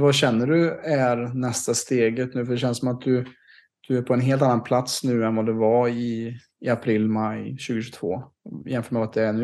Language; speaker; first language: Swedish; native; Swedish